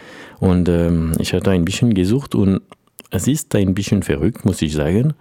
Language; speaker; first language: German; non-native, learner; French